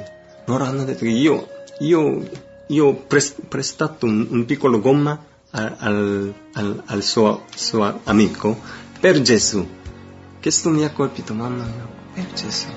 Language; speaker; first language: Italian; non-native, fluent; Korean